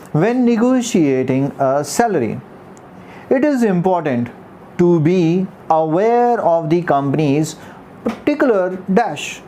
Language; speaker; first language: English; non-native, local second language; Punjabi